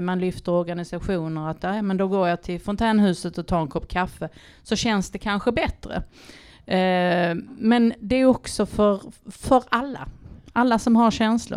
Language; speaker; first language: Swedish; native; Swedish